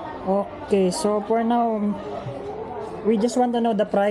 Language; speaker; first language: English; non-native, local second language; Filipino